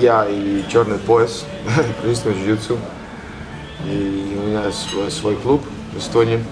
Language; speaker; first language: Russian; non-native, learner; Estonian